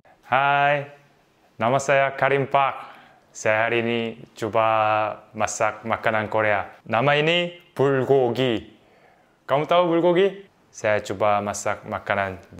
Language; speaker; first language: Indonesian; non-native, learner; Korean